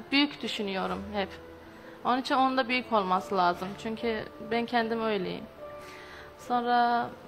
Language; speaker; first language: Turkish; non-native, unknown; Azerbaijani